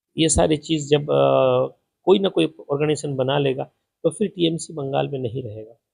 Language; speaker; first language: Urdu; non-native, local second language; Bangla